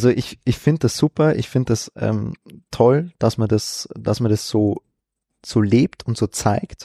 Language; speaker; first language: German; native; German